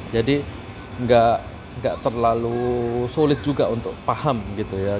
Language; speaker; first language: Indonesian; native; Indonesian